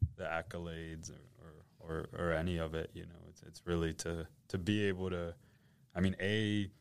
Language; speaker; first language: English; native; English